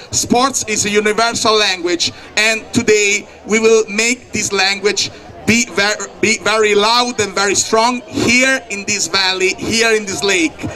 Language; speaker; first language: English; non-native, fluent; Italian